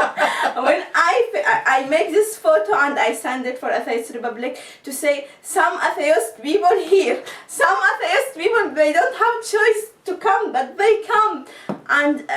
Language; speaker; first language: English; non-native, learner; Arabic